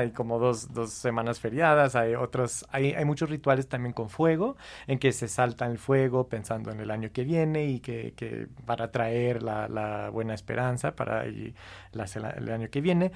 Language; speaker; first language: Spanish; non-native, fluent; English